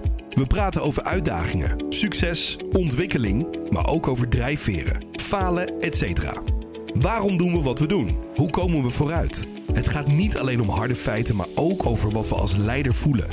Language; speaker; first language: Dutch; native; Dutch